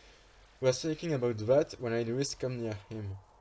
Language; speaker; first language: English; non-native, fluent; French